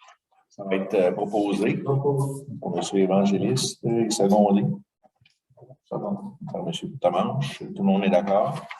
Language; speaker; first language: French; native; French